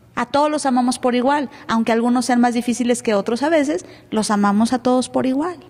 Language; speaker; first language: Spanish; native; Spanish